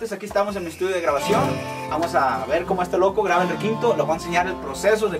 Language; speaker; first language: Spanish; native; Spanish